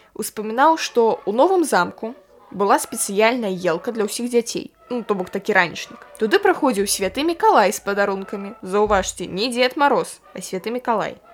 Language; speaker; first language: Belarusian; non-native, local second language; Russian